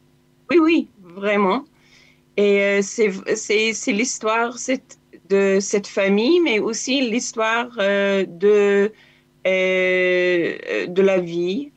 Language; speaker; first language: French; non-native, learner; Hebrew